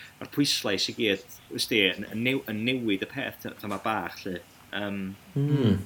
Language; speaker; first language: Welsh; native; Welsh